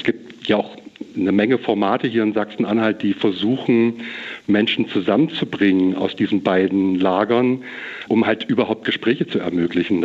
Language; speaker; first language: German; native; German